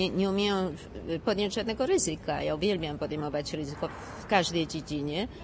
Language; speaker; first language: Polish; native; Polish